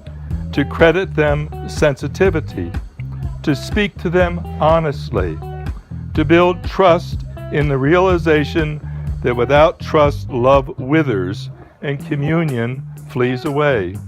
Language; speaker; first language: English; native; English